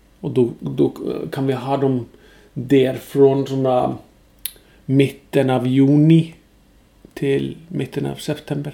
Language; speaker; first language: Swedish; non-native, fluent; Icelandic